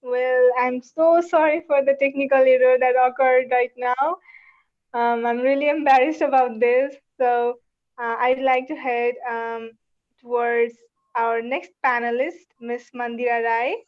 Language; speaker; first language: English; non-native, local second language; Nepali